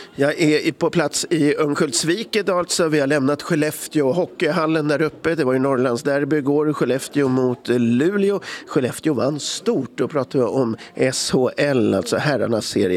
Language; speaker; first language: Swedish; native; Swedish